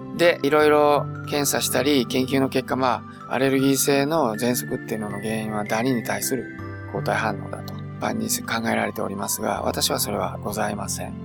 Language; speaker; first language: Japanese; native; Japanese